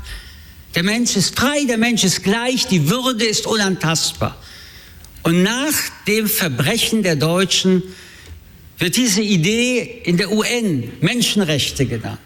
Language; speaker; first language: German; early bilingual, other home language; French